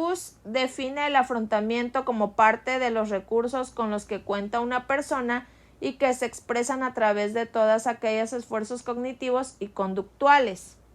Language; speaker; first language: Spanish; native; Spanish